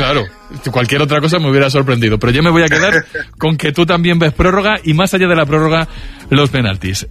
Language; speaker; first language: Spanish; native; Spanish